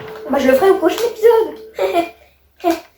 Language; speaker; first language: French; native; French